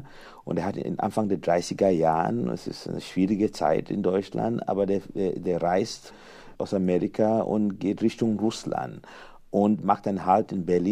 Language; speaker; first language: German; non-native, fluent; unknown